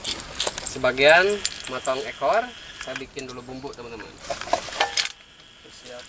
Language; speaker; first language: Indonesian; non-native, local second language; Sundanese